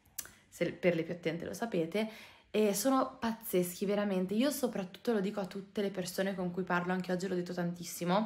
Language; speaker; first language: Italian; native; Italian